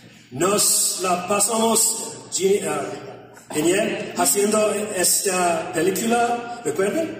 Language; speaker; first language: Spanish; non-native, learner; English